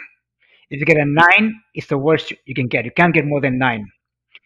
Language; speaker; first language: English; non-native, local second language; Swahili